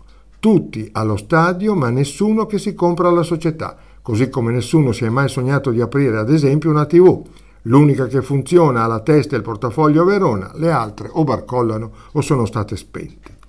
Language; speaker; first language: Italian; native; Italian